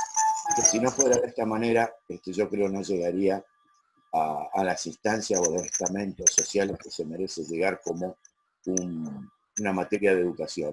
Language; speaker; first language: Spanish; native; Spanish